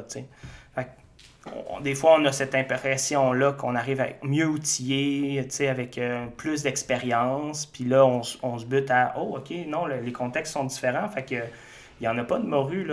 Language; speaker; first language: French; native; French